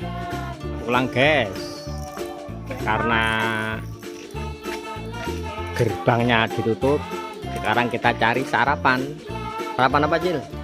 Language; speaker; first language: Indonesian; non-native, local second language; Javanese